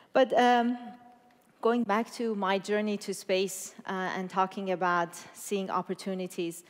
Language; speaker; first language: English; non-native, fluent; Persian